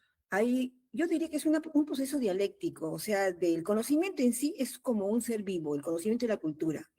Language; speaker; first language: Spanish; native; Spanish